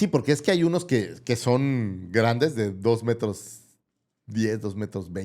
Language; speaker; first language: Spanish; native; Spanish